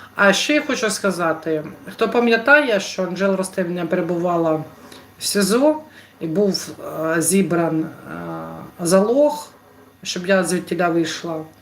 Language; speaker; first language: Ukrainian; non-native, local second language; Russian